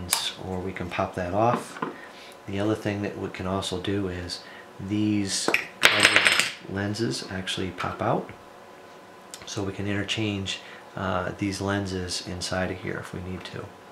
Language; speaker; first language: English; native; English